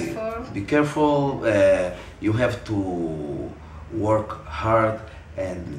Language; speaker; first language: English; non-native, fluent; Portuguese